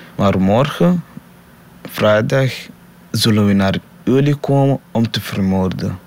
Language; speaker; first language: Dutch; non-native, learner; Somali